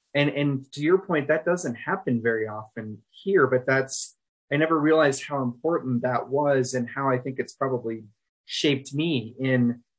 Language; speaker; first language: English; early bilingual, other home language; Spanish